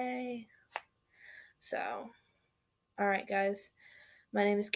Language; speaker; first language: English; native; English